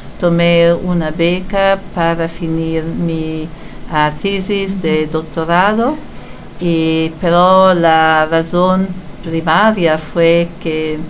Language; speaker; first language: Spanish; non-native, fluent; Italian